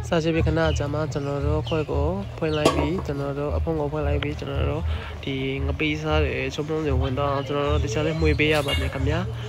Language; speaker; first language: Burmese; native; Burmese